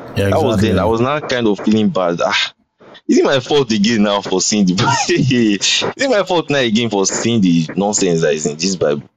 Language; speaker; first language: English; non-native, local second language; Bini